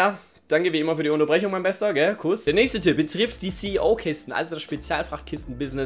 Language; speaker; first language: German; native; German